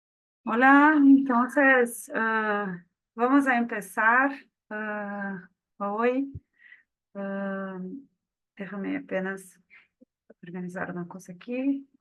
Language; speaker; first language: Spanish; non-native, fluent; Portuguese